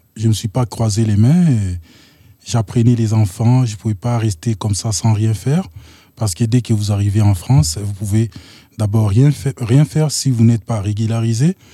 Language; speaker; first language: French; non-native, local second language; Lingala